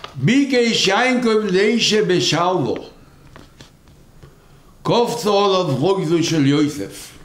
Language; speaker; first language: Hebrew; non-native, local second language; Yiddish